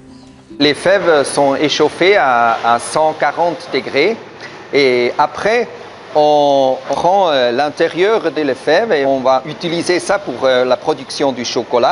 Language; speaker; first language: French; non-native, local second language; German